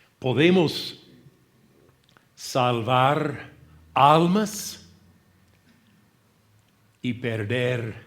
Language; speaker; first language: Spanish; non-native, fluent; English